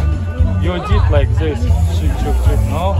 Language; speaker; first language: English; non-native, fluent; Russian